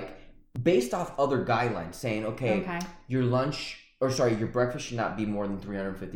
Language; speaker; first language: English; early bilingual, other home language; Spanish